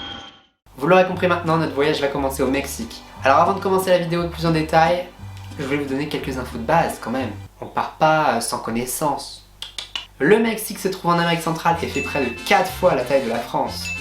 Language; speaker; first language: French; native; French